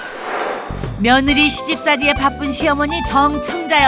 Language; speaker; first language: Korean; native; Korean